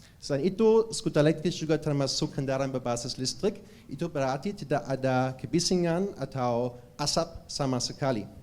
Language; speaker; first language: Indonesian; non-native, fluent; German